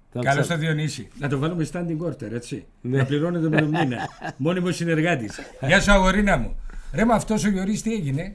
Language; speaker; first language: Greek; native; Greek